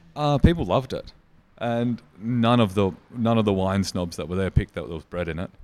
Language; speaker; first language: English; native; English